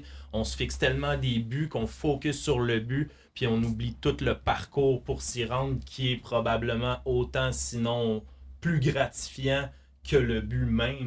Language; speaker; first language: French; native; French